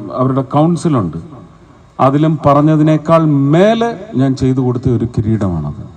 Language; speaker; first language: Malayalam; native; Malayalam